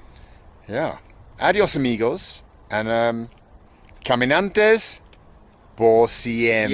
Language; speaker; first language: Spanish; non-native, learner; English